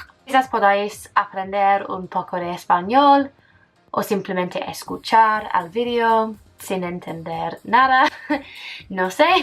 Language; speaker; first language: Spanish; non-native, fluent; English